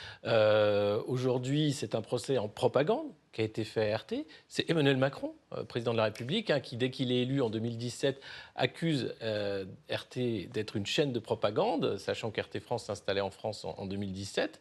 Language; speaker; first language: French; native; French